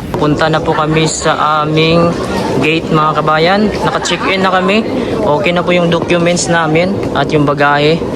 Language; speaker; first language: Filipino; non-native, local second language; Cebuano